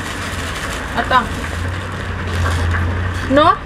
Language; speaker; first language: French; non-native, learner; Thai